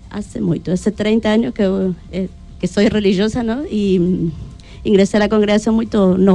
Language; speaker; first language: Portuguese; non-native, learner; Spanish